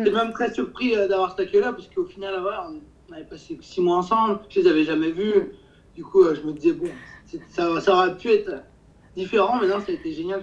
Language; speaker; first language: French; native; French